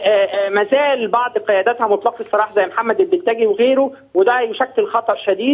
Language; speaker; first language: Arabic; native; Arabic